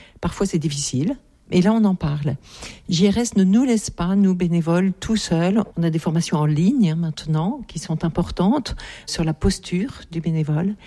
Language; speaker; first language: French; native; French